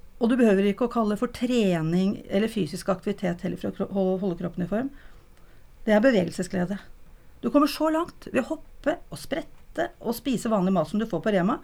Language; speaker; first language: Norwegian; native; Norwegian